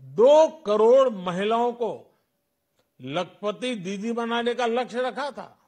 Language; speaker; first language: Hindi; non-native, local second language; Gujarati